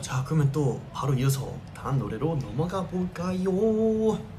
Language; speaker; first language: Korean; early bilingual, heritage; Korean